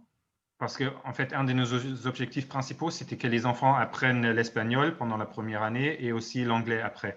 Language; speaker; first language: French; non-native, fluent; German